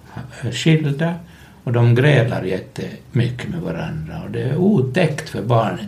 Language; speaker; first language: Swedish; non-native, local second language; Finnish